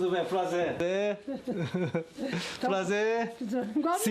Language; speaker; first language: Portuguese; non-native, learner; Korean